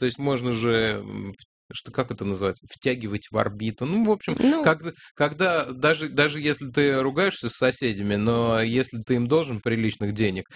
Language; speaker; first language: Russian; native; Russian